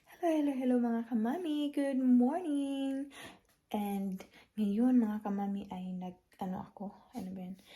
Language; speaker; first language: Filipino; non-native, local second language; Cebuano